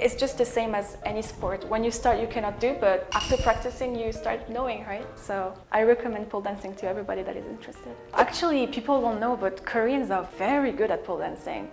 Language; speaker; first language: English; non-native, fluent; French